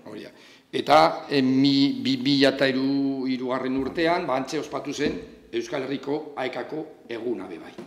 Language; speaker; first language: Basque; non-native, local second language; Spanish